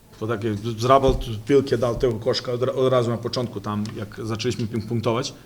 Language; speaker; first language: Polish; non-native, fluent; Serbian